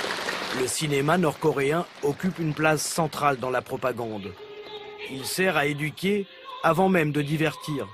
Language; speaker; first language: French; native; French